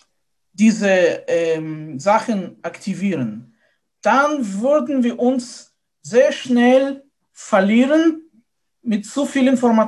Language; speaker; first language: German; non-native, fluent; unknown